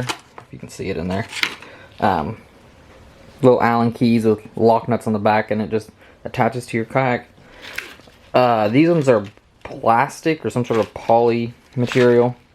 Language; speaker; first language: English; native; English